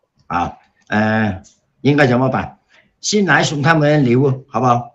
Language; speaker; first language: Chinese; non-native, local second language; Cantonese